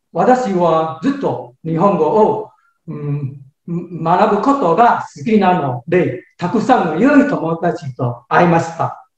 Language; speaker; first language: Japanese; non-native, fluent; Chinese